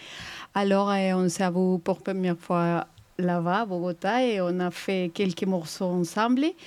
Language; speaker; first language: French; non-native, fluent; Spanish